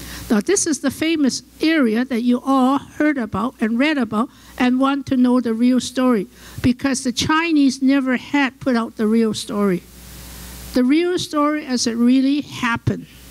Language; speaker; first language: English; early bilingual, other home language; Chinese